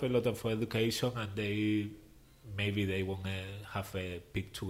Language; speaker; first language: English; non-native, learner; Spanish